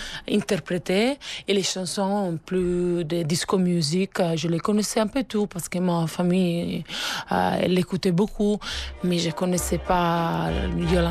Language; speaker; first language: French; non-native, fluent; Italian